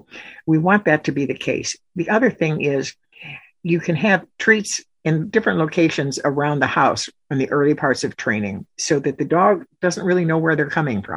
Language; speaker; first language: English; native; English